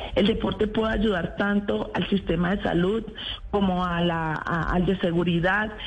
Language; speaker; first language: Spanish; native; Spanish